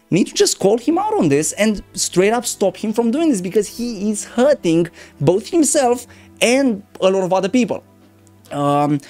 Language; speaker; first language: English; non-native, fluent; Romanian